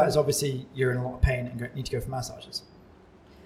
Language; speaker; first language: English; native; English